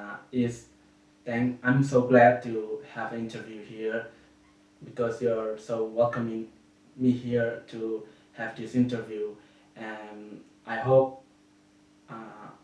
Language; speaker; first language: English; non-native, learner; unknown